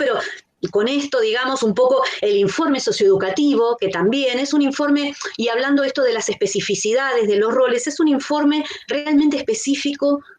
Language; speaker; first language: Spanish; native; Spanish